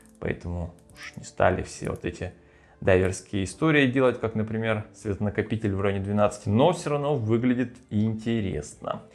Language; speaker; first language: Russian; native; Russian